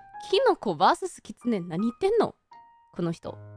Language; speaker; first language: Japanese; non-native, fluent; English